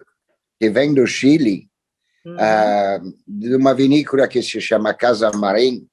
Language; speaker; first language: Portuguese; non-native, fluent; French